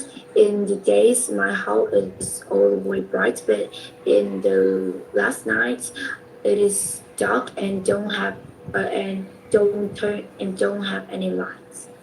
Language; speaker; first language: English; non-native, learner; Vietnamese